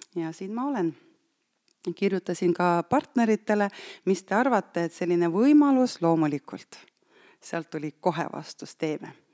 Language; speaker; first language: Estonian; non-native, local second language; Russian